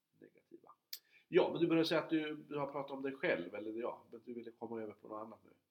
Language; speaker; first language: Swedish; native; Swedish